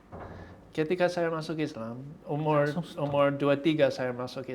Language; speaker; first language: Indonesian; non-native, fluent; English